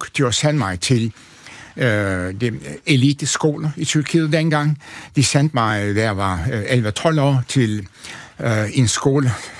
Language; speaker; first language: Danish; non-native, fluent; Turkish